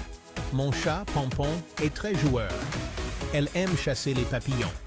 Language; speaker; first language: French; non-native, local second language; Haitian Creole